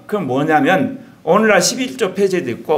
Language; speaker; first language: Korean; native; Korean